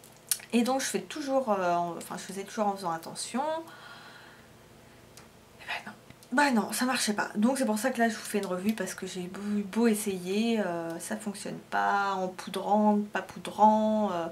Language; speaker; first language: French; native; French